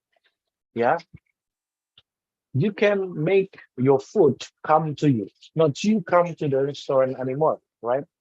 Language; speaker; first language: English; non-native, fluent; Indonesian